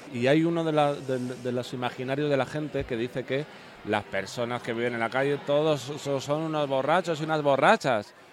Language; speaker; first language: Spanish; native; Spanish